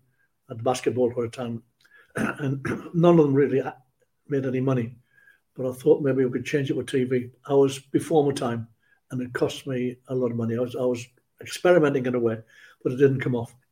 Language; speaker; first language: English; native; English